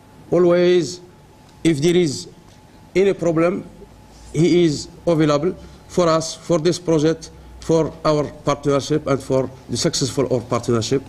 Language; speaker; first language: English; non-native, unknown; Arabic